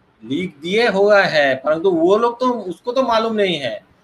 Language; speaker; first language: Hindi; non-native, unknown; Bangla